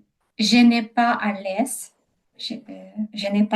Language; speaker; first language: French; non-native, learner; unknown